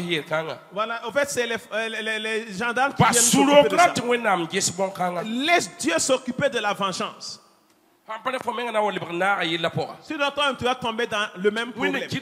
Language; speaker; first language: French; non-native, local second language; Mossi